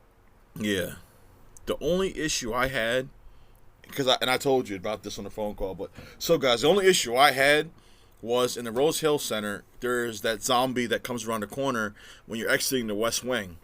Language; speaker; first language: English; native; English